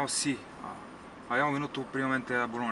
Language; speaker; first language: Italian; non-native, learner; Bulgarian